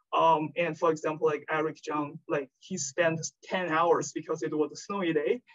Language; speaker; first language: English; non-native, fluent; Chinese